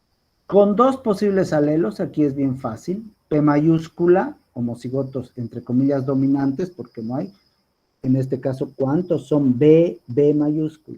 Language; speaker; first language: Spanish; native; Spanish